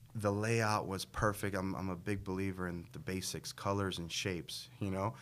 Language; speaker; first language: English; native; English